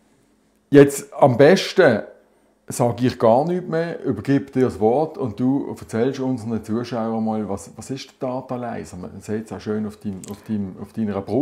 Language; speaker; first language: German; native; German